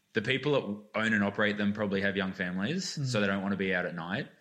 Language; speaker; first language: English; native; English